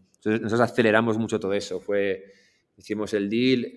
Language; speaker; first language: Spanish; native; Spanish